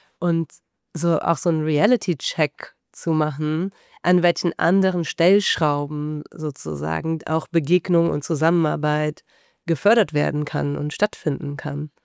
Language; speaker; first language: German; native; German